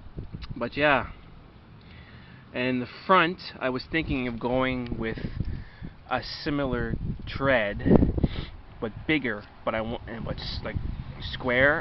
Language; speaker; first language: English; native; English